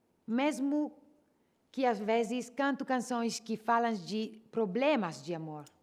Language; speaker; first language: Portuguese; non-native, fluent; Italian